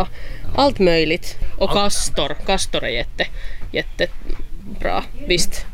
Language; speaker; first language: Swedish; non-native, local second language; Finnish